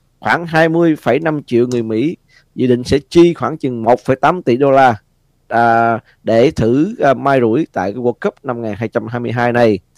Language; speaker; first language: Vietnamese; early bilingual, heritage; Vietnamese